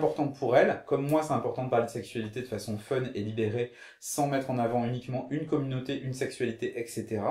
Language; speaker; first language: French; native; French